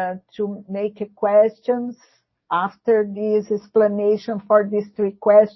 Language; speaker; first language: English; non-native, learner; Portuguese